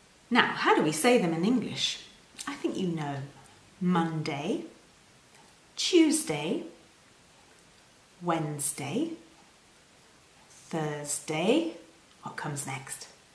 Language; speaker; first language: English; native; English